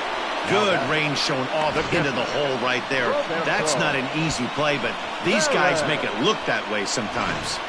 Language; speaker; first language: English; native; English